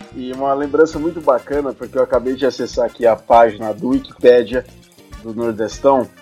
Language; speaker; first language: Portuguese; native; Portuguese